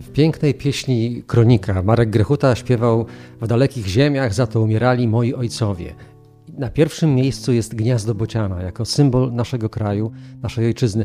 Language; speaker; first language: Polish; native; Polish